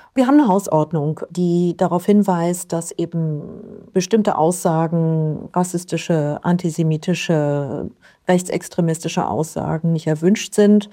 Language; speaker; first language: German; native; German